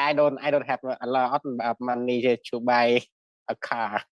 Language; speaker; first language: English; non-native, learner; Vietnamese